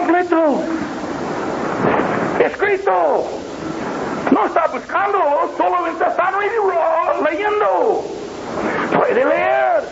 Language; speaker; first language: Spanish; non-native, learner; English